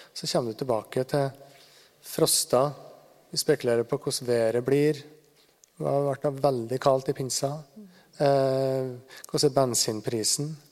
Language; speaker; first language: Norwegian; native; Norwegian